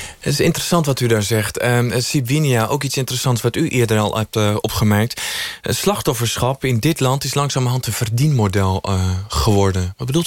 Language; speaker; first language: Dutch; native; Dutch